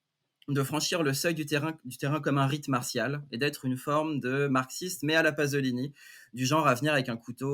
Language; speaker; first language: French; native; French